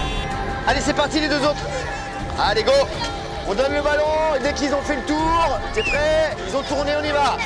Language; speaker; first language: French; native; French